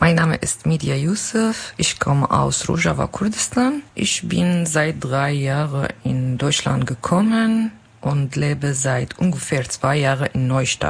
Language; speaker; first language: German; non-native, learner; Kurdish